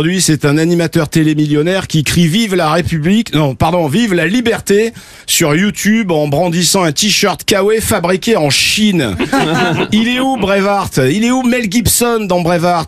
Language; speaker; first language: French; native; French